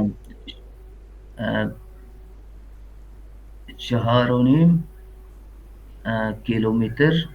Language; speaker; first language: Persian; non-native, learner; Urdu